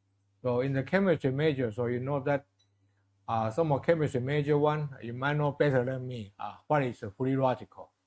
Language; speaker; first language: English; non-native, fluent; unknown